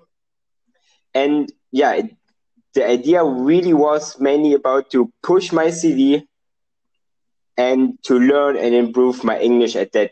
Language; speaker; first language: English; non-native, fluent; German